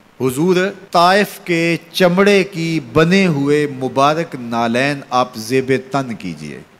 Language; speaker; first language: Urdu; non-native, local second language; Punjabi